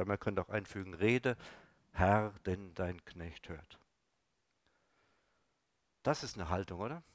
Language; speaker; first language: German; native; German